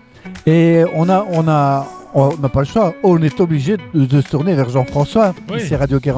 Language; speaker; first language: French; native; French